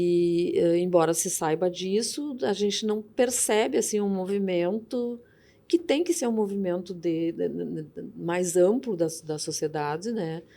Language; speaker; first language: Portuguese; native; Portuguese